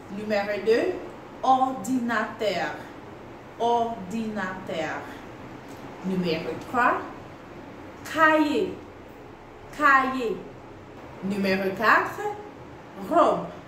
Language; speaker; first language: French; non-native, fluent; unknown